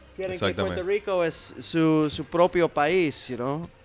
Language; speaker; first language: Spanish; non-native, learner; English